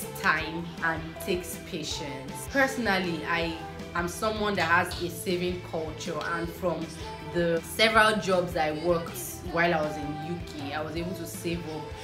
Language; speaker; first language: English; non-native, local second language; Igbo